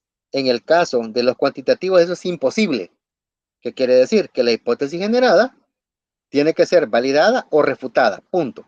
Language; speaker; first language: Spanish; native; Spanish